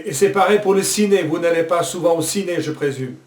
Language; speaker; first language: French; non-native, fluent; English